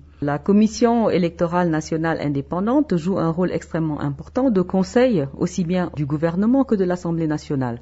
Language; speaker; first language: French; non-native, local second language; Wolof